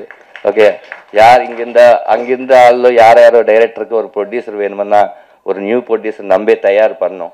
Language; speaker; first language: Tamil; non-native, local second language; Telugu